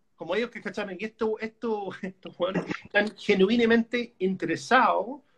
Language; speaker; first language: Spanish; non-native, fluent; English